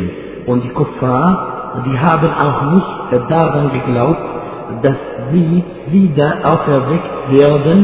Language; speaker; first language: German; non-native, fluent; Arabic